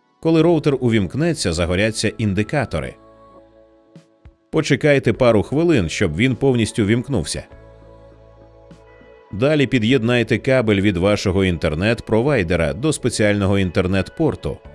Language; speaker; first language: Ukrainian; native; Ukrainian